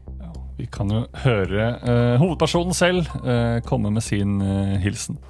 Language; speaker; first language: Norwegian; native; Norwegian